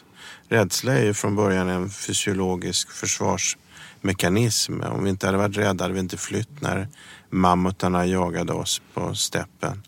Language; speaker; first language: Swedish; early bilingual, other home language; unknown